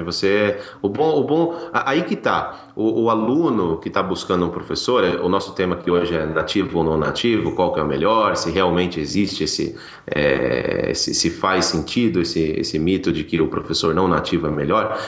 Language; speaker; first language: Portuguese; native; Portuguese